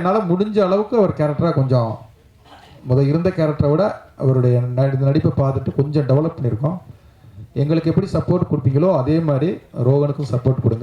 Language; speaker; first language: Tamil; native; Tamil